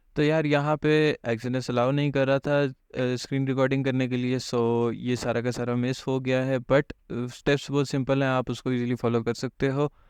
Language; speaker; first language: Hindi; native; Hindi